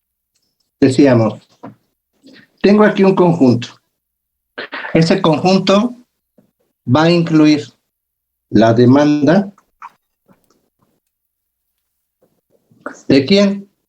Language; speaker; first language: Spanish; native; Spanish